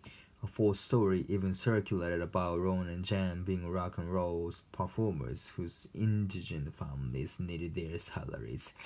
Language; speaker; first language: English; non-native, fluent; Japanese